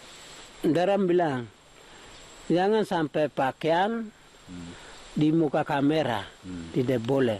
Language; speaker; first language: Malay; non-native, local second language; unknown